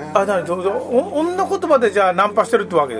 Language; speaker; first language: Japanese; native; Japanese